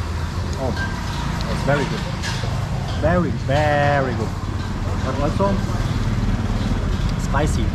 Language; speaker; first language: English; non-native, fluent; German